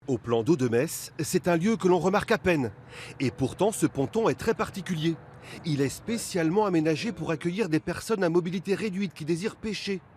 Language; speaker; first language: French; native; French